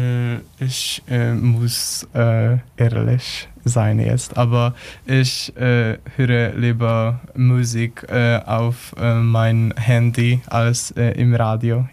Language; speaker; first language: German; non-native, learner; Polish